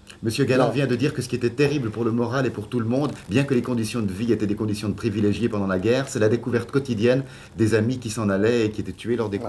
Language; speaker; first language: French; native; French